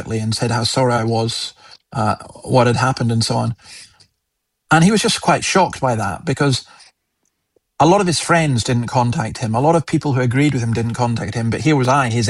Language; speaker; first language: English; native; English